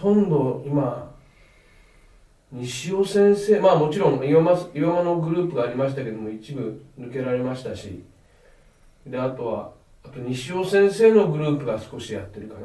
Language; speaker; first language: Japanese; native; Japanese